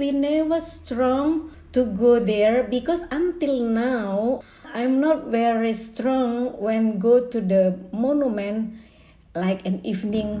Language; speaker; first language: English; non-native, learner; Indonesian